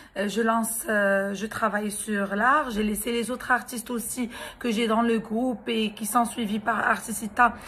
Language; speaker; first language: French; non-native, local second language; Arabic